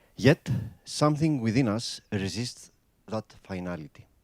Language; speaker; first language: English; non-native, fluent; Greek